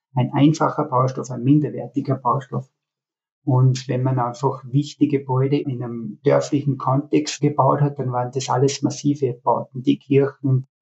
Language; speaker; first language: German; native; German